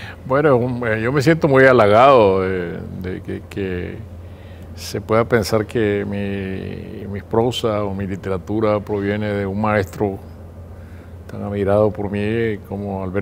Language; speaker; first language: Spanish; native; Spanish